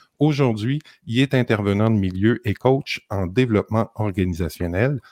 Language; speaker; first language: French; native; French